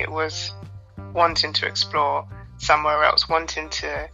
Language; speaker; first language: English; native; English